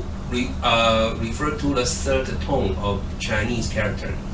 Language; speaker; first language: English; non-native, fluent; Chinese